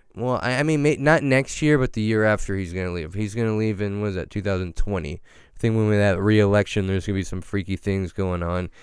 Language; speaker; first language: English; early bilingual, other home language; Italian